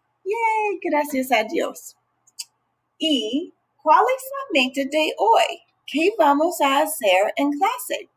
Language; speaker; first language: Spanish; non-native, fluent; English